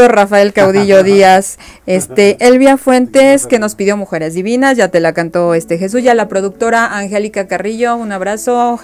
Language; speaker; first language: Spanish; native; Spanish